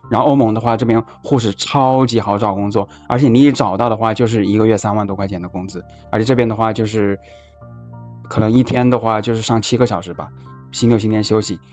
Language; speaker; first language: Chinese; native; Chinese